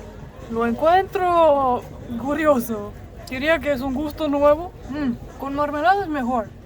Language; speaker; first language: Spanish; non-native, fluent; Polish